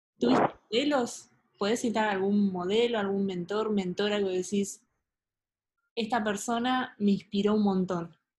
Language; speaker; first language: Spanish; native; Spanish